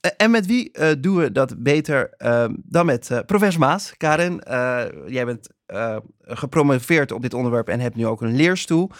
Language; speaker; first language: Dutch; native; Dutch